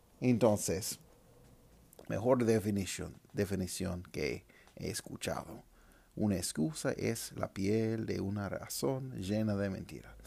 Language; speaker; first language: Spanish; non-native, fluent; English